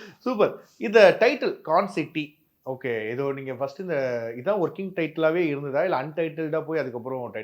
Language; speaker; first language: Tamil; native; Tamil